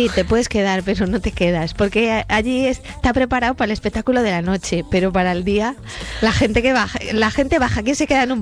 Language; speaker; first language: Spanish; native; Spanish